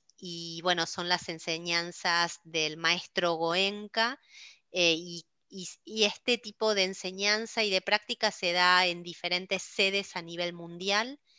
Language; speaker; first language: Spanish; native; Spanish